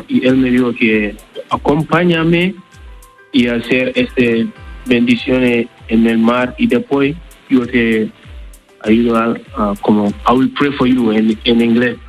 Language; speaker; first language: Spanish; non-native, learner; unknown